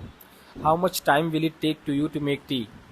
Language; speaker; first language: English; non-native, fluent; Hindi